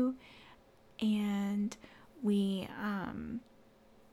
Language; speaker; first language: English; native; English